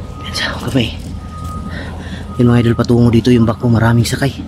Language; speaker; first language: Filipino; non-native, local second language; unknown